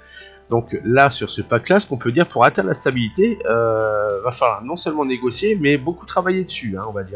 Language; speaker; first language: French; native; French